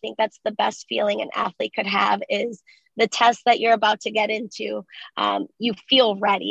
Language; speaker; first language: English; early bilingual, other home language; Spanish